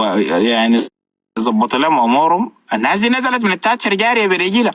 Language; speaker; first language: Arabic; native; Arabic